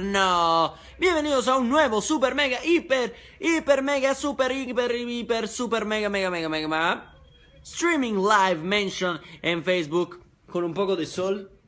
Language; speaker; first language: Spanish; non-native, fluent; Italian